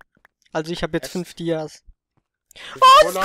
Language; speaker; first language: German; native; German